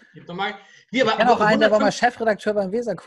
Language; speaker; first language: German; native; German